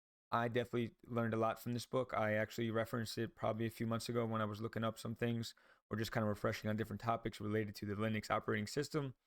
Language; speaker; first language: English; native; English